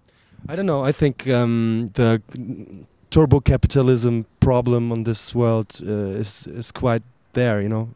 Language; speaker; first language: English; non-native, fluent; German